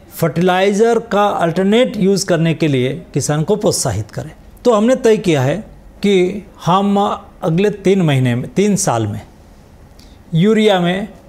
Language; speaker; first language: Hindi; non-native, local second language; Gujarati